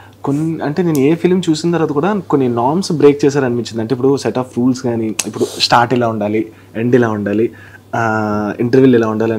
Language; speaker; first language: Telugu; native; Telugu